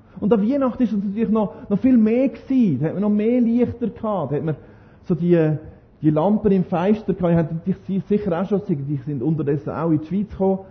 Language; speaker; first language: German; non-native, fluent; Norwegian